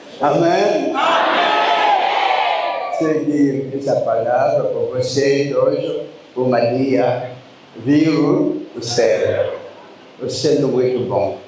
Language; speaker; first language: Portuguese; non-native, learner; Lingala